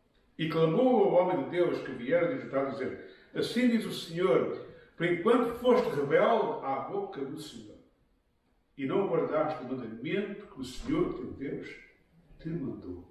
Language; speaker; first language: Portuguese; native; Portuguese